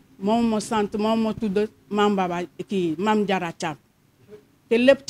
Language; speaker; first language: Wolof; non-native, fluent; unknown